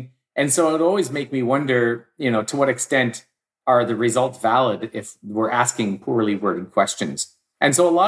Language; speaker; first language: English; native; English